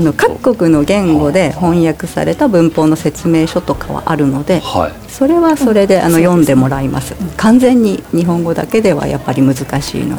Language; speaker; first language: Japanese; native; Japanese